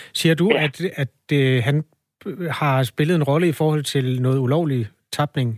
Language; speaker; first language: Danish; native; Danish